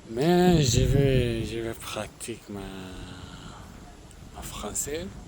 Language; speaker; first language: French; non-native, learner; Arabic